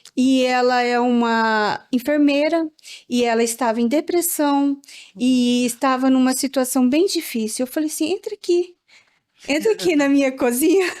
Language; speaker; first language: Portuguese; native; Portuguese